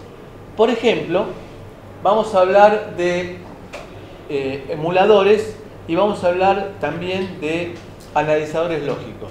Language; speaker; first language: Spanish; native; Spanish